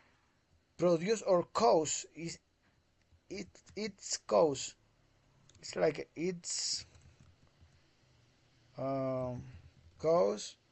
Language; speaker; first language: English; non-native, learner; Spanish